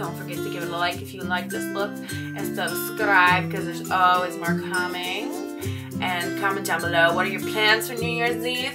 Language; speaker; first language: English; native; English